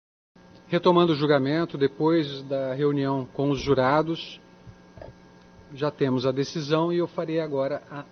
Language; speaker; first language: Portuguese; native; Portuguese